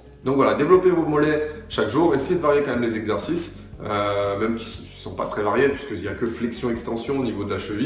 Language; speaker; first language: French; native; French